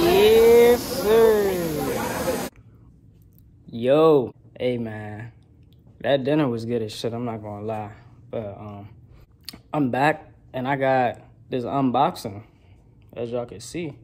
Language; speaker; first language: English; native; English